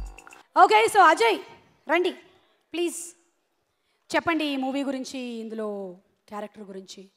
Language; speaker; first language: Telugu; native; Telugu